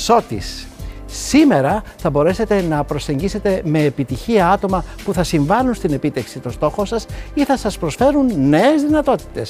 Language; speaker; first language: Greek; native; Greek